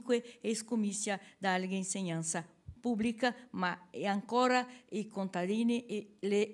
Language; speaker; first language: Italian; non-native, learner; Portuguese